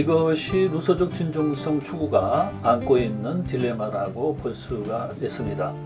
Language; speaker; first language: Korean; native; Korean